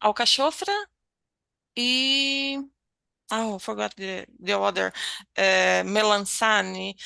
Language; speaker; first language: English; non-native, learner; Portuguese